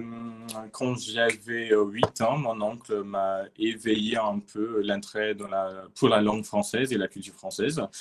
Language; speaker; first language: French; non-native, fluent; English